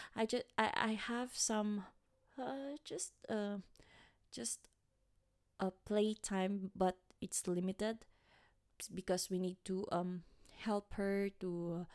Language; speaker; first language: English; non-native, local second language; Waray